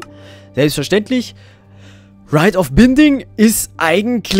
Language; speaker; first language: German; native; German